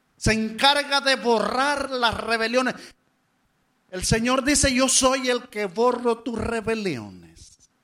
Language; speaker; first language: Spanish; native; Spanish